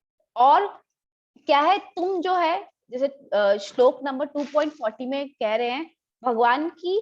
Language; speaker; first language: Hindi; native; Hindi